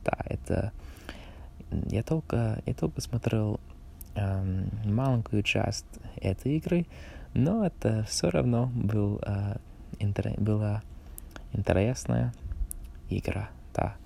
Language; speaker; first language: Russian; non-native, learner; English